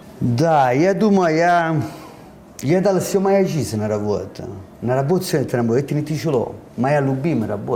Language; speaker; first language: Russian; non-native, learner; Italian